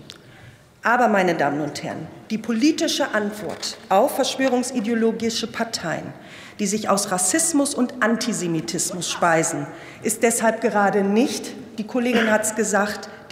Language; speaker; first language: German; early bilingual, other home language; Turkish